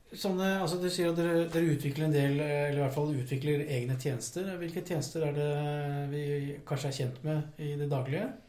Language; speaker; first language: Norwegian; native; Norwegian